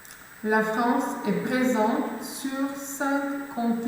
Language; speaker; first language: French; non-native, fluent; Macedonian